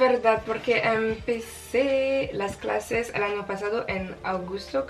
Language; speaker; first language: Spanish; non-native, learner; French